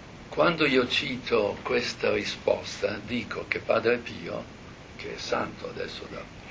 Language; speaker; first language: Italian; native; Italian